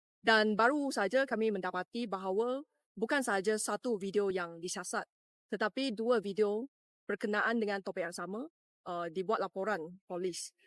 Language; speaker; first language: Malay; non-native, local second language; Chinese